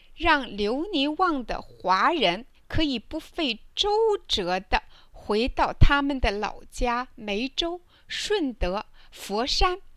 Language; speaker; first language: Chinese; native; Chinese